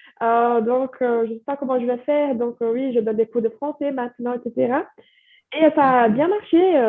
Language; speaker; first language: French; non-native, fluent; Portuguese